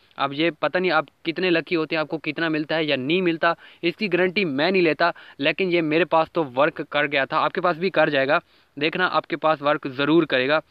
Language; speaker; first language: Urdu; non-native, local second language; Punjabi